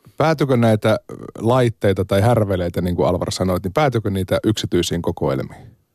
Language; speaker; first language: Finnish; native; Finnish